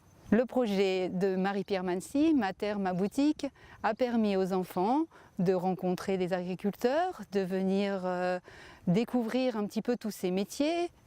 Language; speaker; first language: French; native; French